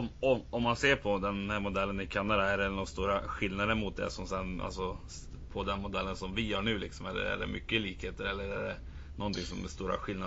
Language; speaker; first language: Swedish; native; Swedish